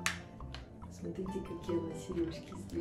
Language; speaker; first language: Russian; native; Russian